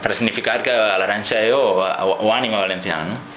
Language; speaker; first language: Galician; non-native, fluent; Catalan